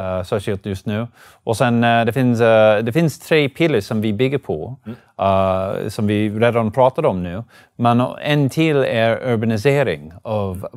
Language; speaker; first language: Swedish; non-native, learner; English